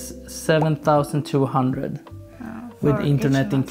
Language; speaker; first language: English; non-native, fluent; Swedish